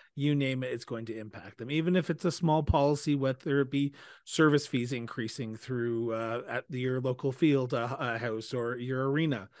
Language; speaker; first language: English; native; English